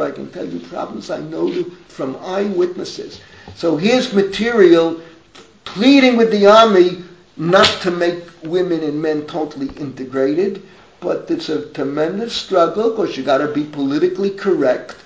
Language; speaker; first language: English; native; English